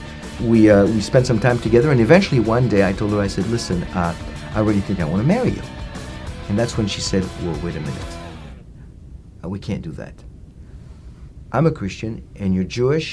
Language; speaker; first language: English; non-native, fluent; French